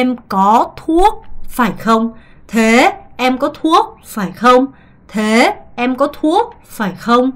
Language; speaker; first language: Vietnamese; non-native, fluent; Korean